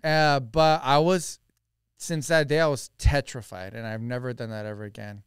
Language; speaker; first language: English; early bilingual, other home language; Spanish